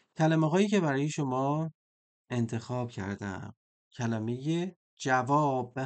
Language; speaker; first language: Persian; native; Persian